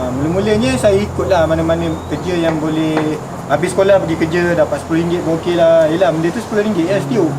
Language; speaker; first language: Malay; native; Malay